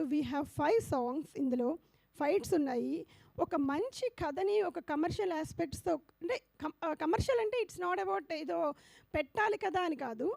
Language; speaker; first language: Telugu; native; Telugu